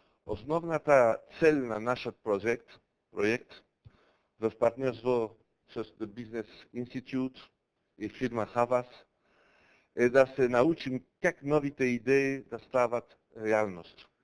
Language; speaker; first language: Bulgarian; non-native, learner; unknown